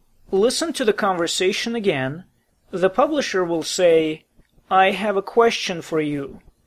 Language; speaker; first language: English; native; English